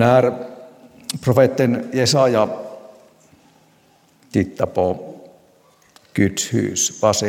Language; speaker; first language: Swedish; non-native, local second language; Finnish